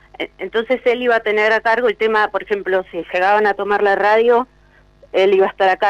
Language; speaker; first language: Spanish; native; Spanish